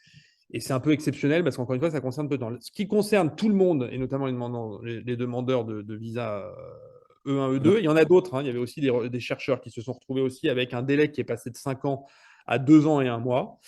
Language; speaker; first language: French; native; French